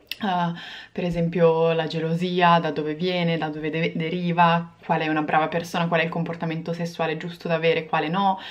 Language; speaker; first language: Italian; native; Italian